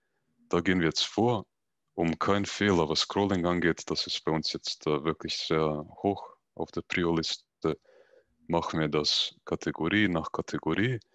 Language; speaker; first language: German; native; German